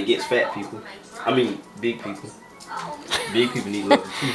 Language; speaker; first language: English; native; English